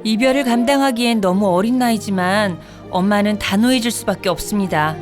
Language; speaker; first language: Korean; native; Korean